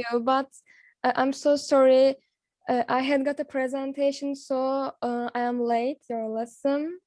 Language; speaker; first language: English; non-native, learner; Turkish